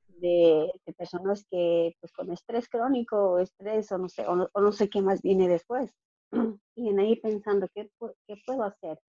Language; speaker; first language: Spanish; native; Spanish